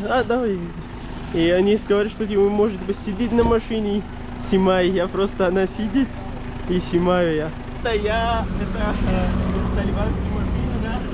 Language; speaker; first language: Russian; non-native, learner; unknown